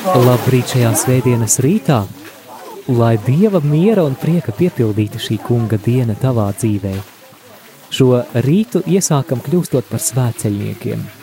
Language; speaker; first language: Latvian; native; Latvian